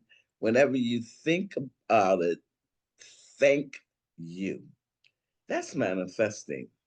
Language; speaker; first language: English; native; English